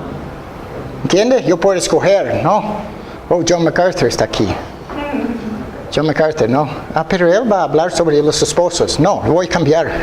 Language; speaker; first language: Spanish; non-native, fluent; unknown